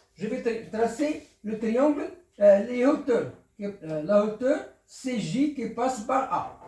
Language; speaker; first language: French; non-native, local second language; Arabic